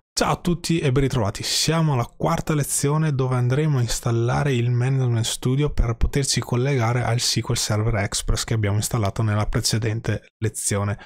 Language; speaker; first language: Italian; native; Italian